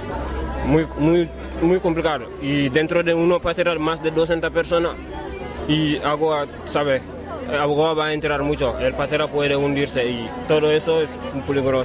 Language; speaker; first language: Spanish; non-native, learner; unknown